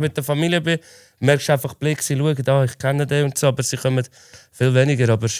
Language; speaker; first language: German; native; German